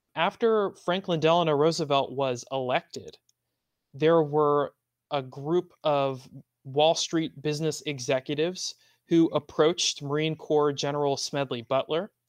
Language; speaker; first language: English; native; English